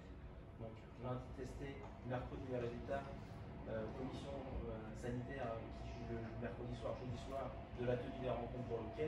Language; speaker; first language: French; native; French